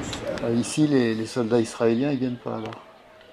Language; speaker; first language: French; native; French